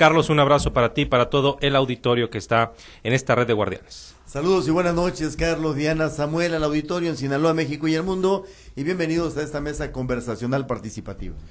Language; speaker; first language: Spanish; native; Spanish